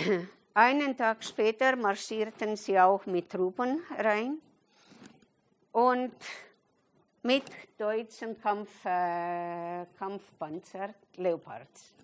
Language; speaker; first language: German; non-native, fluent; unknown